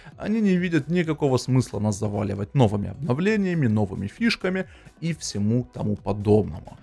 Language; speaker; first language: Russian; native; Russian